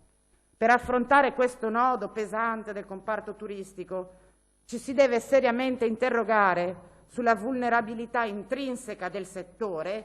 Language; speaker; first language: Italian; native; Italian